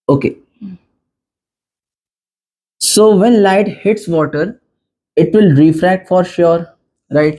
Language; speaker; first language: English; non-native, local second language; Hindi